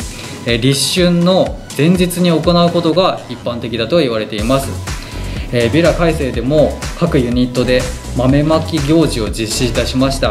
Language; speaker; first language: Japanese; native; Japanese